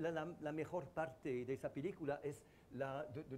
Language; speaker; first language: Spanish; non-native, learner; French